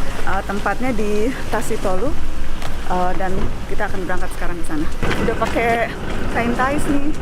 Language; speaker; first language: Indonesian; native; Indonesian